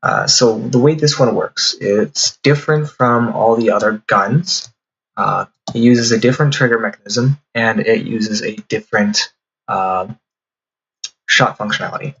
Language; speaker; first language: English; native; English